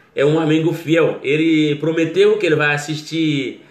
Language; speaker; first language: Portuguese; non-native, learner; Haitian Creole